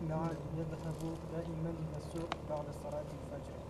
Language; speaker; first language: Arabic; non-native, learner; French